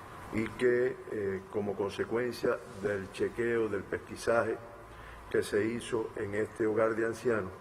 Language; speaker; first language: Spanish; native; Spanish